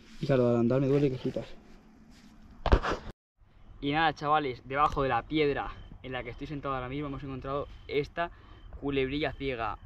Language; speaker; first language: Spanish; native; Spanish